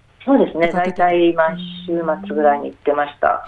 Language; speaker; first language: Japanese; native; Japanese